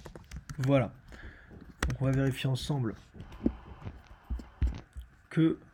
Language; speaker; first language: French; native; French